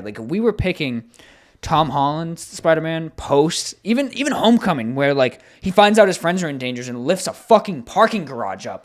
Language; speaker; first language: English; native; English